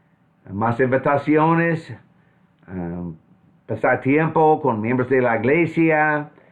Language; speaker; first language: Spanish; non-native, fluent; English